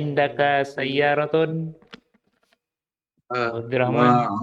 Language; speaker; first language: Arabic; non-native, fluent; Indonesian